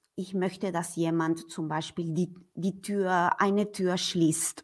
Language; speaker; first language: German; non-native, fluent; Spanish